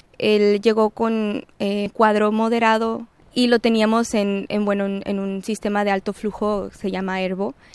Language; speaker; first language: Spanish; native; Spanish